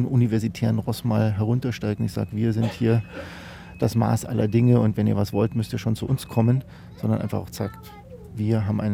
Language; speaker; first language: German; native; German